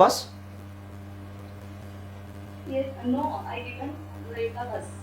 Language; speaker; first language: English; non-native, learner; Kannada